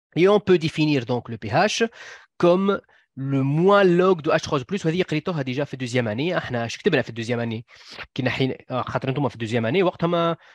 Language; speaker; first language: French; non-native, local second language; Arabic